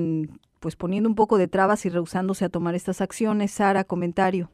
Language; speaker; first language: Spanish; native; Spanish